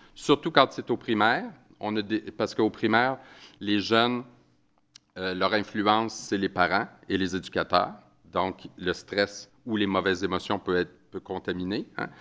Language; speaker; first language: French; native; French